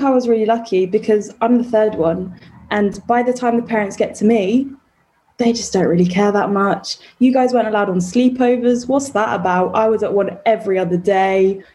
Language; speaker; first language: English; native; English